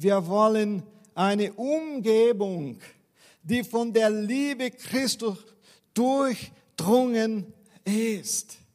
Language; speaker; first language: German; non-native, fluent; Portuguese